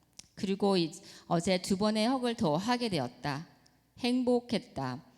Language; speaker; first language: Korean; native; Korean